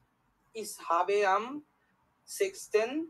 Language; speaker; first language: German; non-native, learner; Bangla